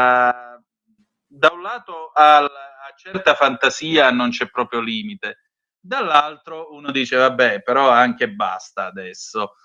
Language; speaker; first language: Italian; native; Italian